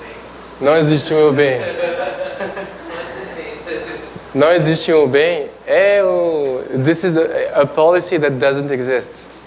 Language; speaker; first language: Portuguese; non-native, fluent; French